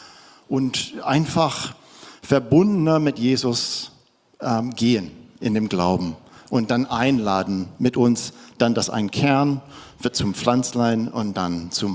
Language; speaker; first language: German; non-native, fluent; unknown